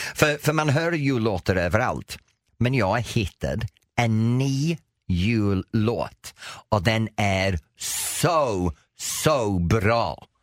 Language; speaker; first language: Swedish; non-native, fluent; English